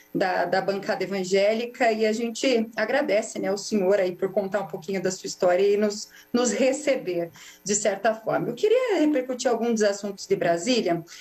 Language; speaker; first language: Portuguese; native; Portuguese